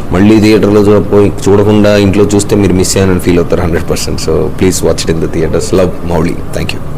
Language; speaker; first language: Telugu; native; Telugu